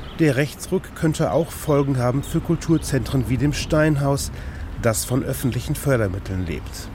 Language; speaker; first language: German; native; German